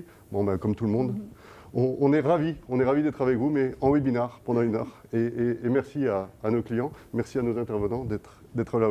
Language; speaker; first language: French; native; French